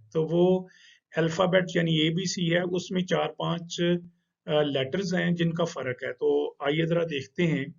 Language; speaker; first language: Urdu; non-native, local second language; Punjabi